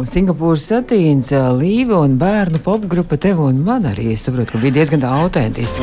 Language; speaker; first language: Latvian; native; Latvian